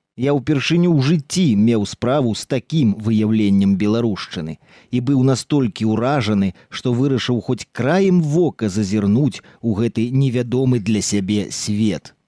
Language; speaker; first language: Belarusian; native; Belarusian